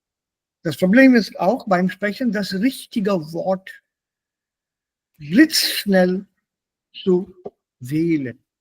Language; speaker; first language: German; non-native, fluent; Hindi